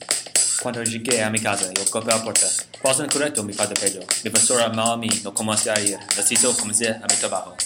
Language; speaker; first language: Spanish; non-native, learner; English